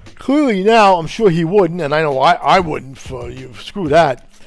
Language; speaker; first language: English; non-native, fluent; Italian